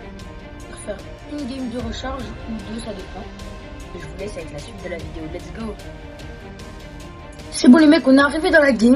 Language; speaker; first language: French; native; French